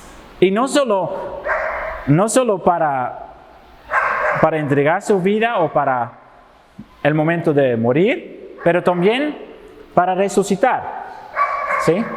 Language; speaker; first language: Spanish; non-native, fluent; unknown